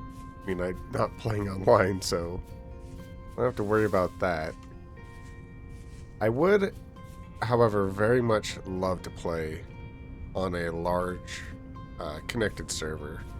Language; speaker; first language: English; native; English